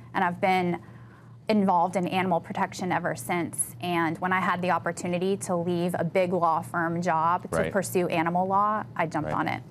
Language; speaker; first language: English; native; English